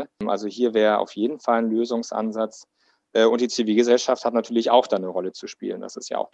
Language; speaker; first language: German; native; German